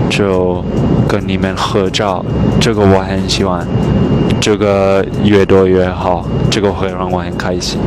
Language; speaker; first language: Chinese; non-native, fluent; English